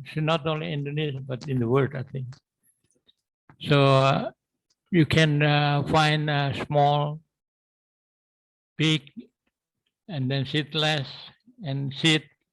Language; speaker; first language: English; non-native, learner; Indonesian